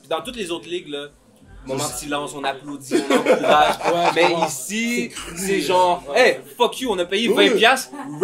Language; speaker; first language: French; native; French